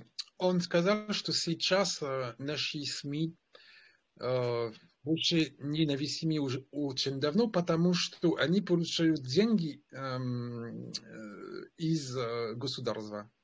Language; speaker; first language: Russian; non-native, fluent; French